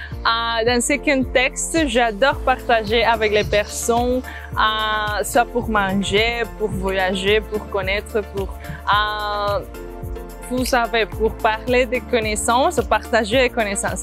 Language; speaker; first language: French; non-native, fluent; Spanish